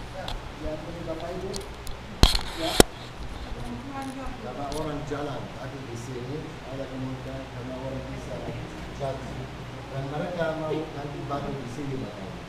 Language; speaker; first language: Indonesian; non-native, fluent; Hebrew